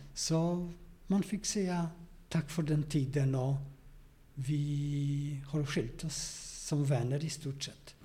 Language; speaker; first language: Swedish; non-native, fluent; Polish